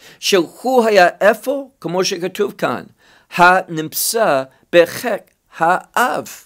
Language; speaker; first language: Hebrew; non-native, fluent; English